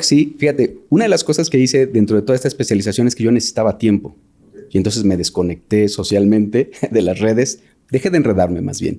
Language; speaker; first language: Spanish; native; Spanish